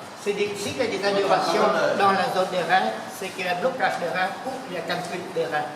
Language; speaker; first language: French; native; French